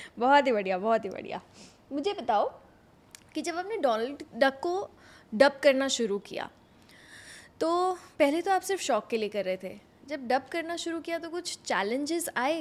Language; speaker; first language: Hindi; native; Hindi